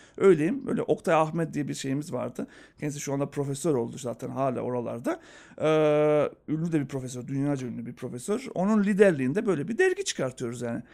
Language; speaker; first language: Turkish; native; Turkish